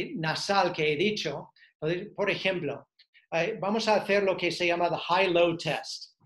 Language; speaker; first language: Spanish; non-native, fluent; English